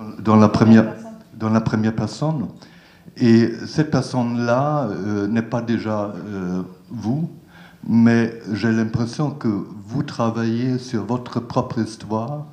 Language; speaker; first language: French; non-native, learner; German